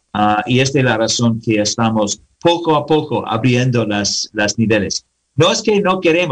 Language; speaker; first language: Spanish; non-native, learner; English